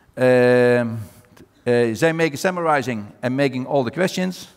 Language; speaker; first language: English; non-native, fluent; Dutch